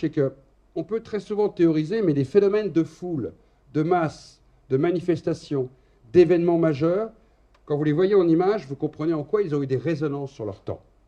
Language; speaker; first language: French; native; French